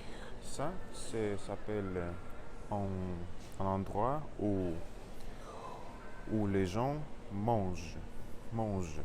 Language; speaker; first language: French; non-native, learner; Russian